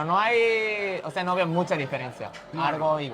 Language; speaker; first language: Spanish; non-native, learner; Japanese